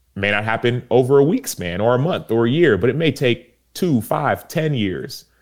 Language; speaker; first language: English; early bilingual, other home language; Yoruba